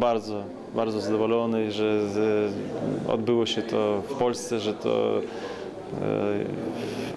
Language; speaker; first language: Polish; non-native, learner; Ukrainian